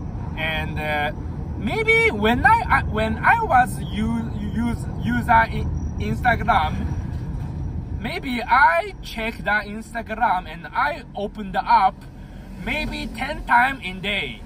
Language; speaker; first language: English; non-native, learner; Japanese